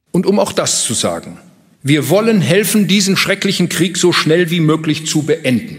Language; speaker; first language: German; native; German